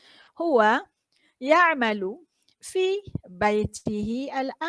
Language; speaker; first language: Arabic; non-native, fluent; Malay